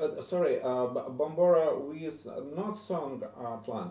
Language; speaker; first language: English; non-native, learner; Russian